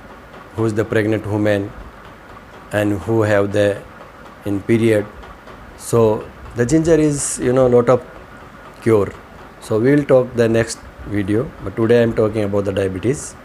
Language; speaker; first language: English; non-native, learner; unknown